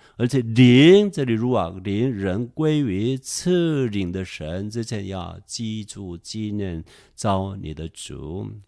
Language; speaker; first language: Chinese; non-native, fluent; Korean